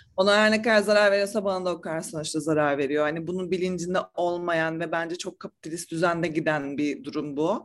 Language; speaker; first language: Turkish; native; Turkish